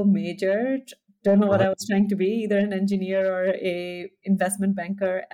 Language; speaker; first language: English; non-native, local second language; Hindi